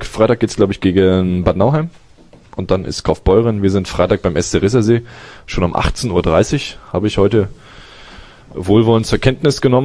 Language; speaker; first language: German; native; German